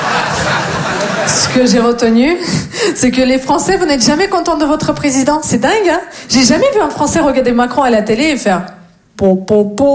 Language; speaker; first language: French; non-native, fluent; Russian